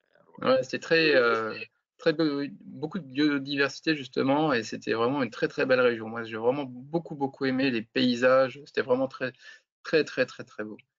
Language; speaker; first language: French; native; French